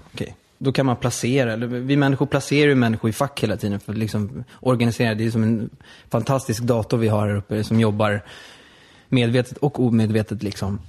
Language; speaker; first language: Swedish; native; Swedish